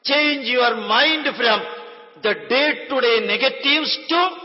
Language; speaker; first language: English; non-native, local second language; Malayalam